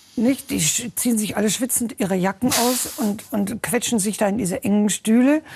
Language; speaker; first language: German; native; German